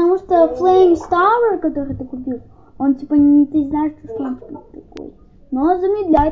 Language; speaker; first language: Russian; native; Russian